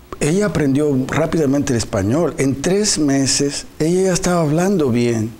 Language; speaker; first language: Spanish; native; Spanish